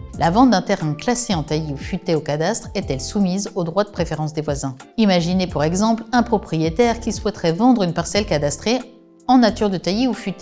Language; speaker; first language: French; native; French